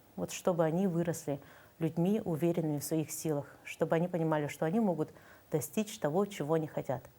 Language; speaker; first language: Russian; native; Russian